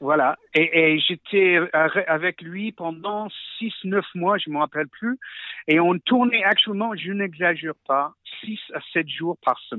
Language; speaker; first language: French; non-native, fluent; English